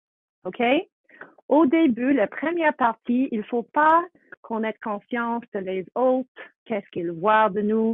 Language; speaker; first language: French; non-native, fluent; English